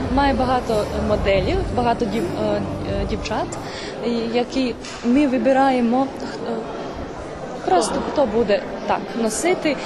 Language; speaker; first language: Ukrainian; non-native, local second language; Serbian